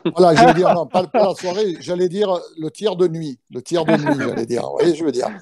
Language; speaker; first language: French; native; French